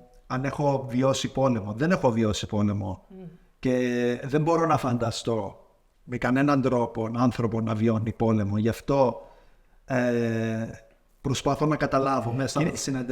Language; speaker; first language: Greek; native; Greek